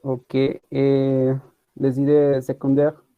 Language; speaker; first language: French; non-native, learner; Spanish